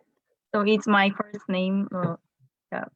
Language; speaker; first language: English; non-native, learner; Japanese